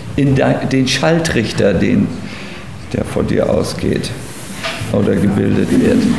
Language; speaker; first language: German; native; German